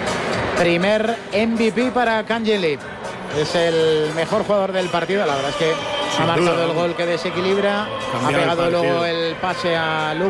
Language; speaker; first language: Spanish; native; Spanish